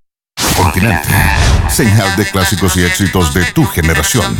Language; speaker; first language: Spanish; native; Spanish